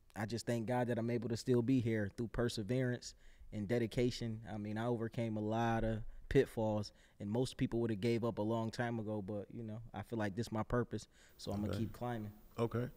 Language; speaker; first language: English; native; English